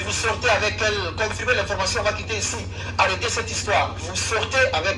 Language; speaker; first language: French; native; French